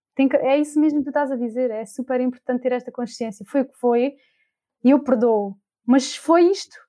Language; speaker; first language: Portuguese; native; Portuguese